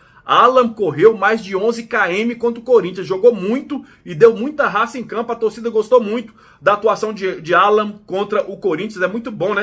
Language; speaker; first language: Portuguese; native; Portuguese